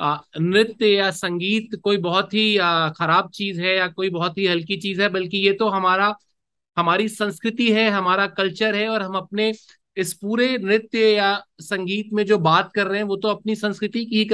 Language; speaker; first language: Hindi; native; Hindi